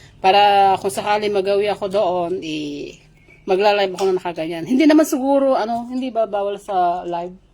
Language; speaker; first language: Filipino; non-native, local second language; Iloko